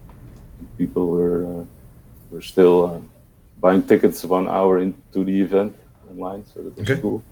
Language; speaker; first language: English; non-native, fluent; Dutch